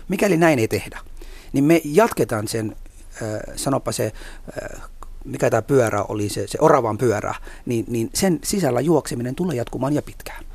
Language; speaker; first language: Finnish; non-native, fluent; Somali